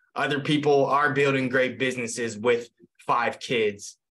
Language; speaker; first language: English; native; English